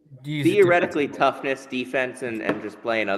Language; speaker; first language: English; native; English